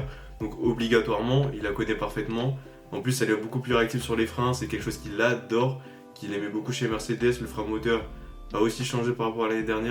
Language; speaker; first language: French; native; French